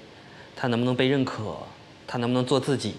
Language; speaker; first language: Chinese; native; Chinese